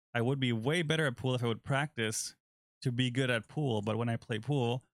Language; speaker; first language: English; non-native, fluent; German